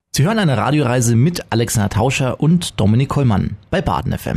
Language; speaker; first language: German; native; German